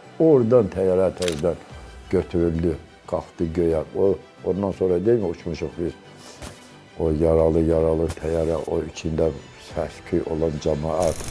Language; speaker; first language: Azerbaijani; non-native, local second language; Avaric